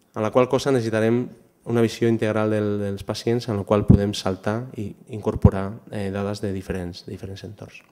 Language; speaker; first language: Catalan; non-native, local second language; Spanish